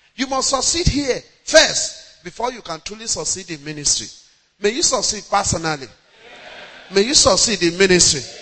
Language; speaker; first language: English; non-native, local second language; Yoruba